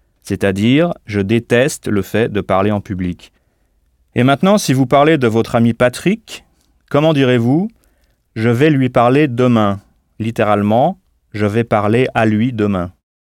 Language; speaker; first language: French; native; French